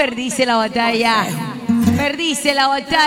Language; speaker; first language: Spanish; native; Spanish